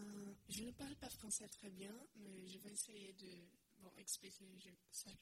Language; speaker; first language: French; non-native, learner; Portuguese